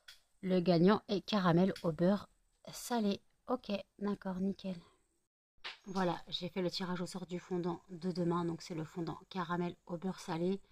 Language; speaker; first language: French; native; French